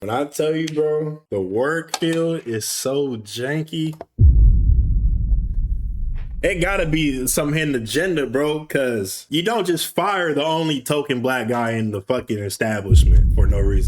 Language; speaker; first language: English; native; English